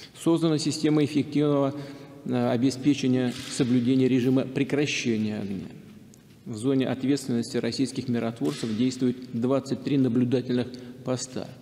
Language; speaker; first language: Russian; native; Russian